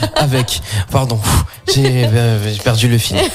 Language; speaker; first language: French; native; French